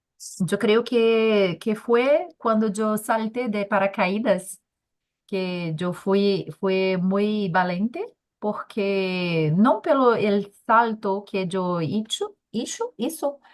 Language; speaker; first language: Spanish; non-native, learner; Portuguese